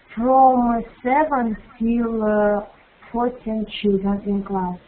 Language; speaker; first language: English; non-native, learner; Russian